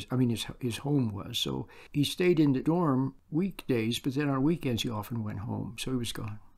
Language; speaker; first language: English; native; English